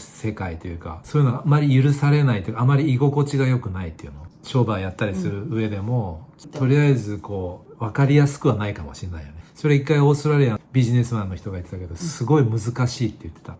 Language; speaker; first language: Japanese; native; Japanese